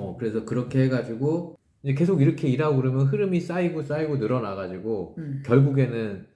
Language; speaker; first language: Korean; native; Korean